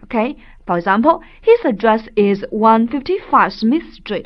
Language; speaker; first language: English; non-native, fluent; Chinese